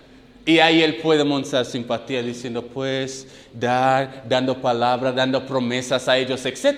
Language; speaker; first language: Spanish; non-native, fluent; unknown